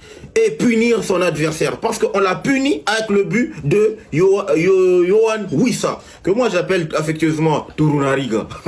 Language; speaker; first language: French; non-native, local second language; Lingala